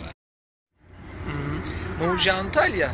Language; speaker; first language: Russian; non-native, learner; Turkish